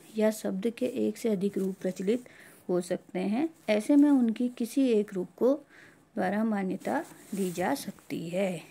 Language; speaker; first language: Hindi; native; Hindi